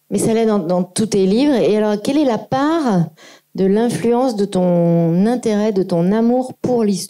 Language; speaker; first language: French; native; French